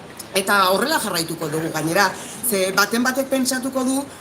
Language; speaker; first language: Basque; native; Basque